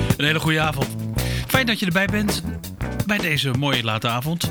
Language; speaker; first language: Dutch; native; Dutch